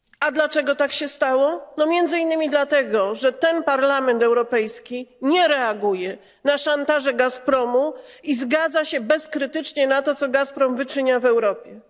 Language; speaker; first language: Polish; native; Polish